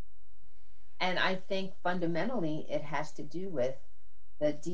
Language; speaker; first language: English; native; English